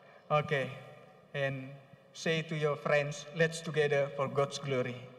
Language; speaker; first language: English; non-native, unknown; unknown